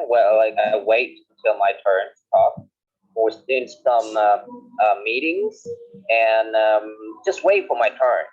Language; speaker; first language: English; non-native, learner; Vietnamese